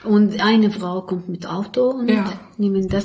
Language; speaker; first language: German; non-native, learner; Arabic